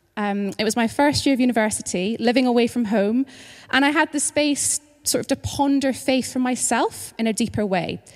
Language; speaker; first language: English; native; English